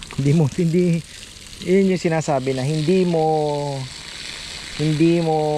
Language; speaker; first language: Filipino; native; Filipino